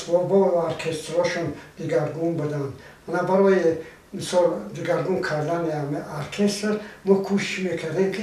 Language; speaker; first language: Persian; non-native, local second language; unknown